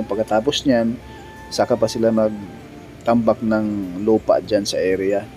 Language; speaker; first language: Filipino; native; Filipino